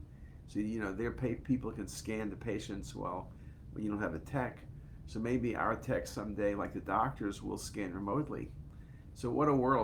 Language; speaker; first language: English; native; English